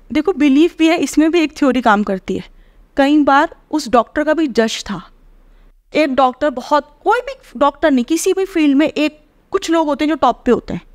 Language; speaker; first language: Hindi; native; Hindi